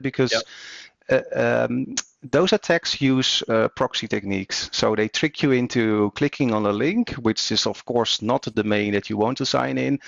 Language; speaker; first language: English; non-native, fluent; Dutch